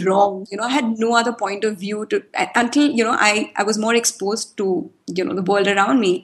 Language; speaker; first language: English; non-native, local second language; Hindi